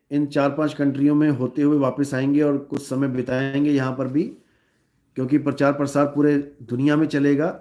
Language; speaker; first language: Hindi; native; Hindi